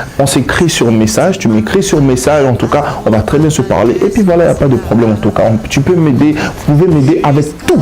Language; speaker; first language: French; non-native, local second language; Lingala